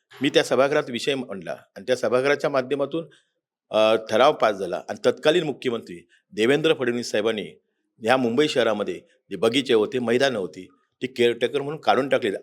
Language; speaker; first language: Marathi; native; Marathi